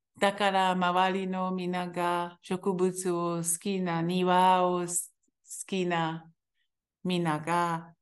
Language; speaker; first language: Japanese; non-native, fluent; Hebrew